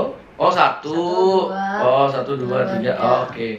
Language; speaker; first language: English; non-native, fluent; Indonesian